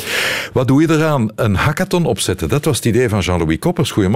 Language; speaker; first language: Dutch; native; Dutch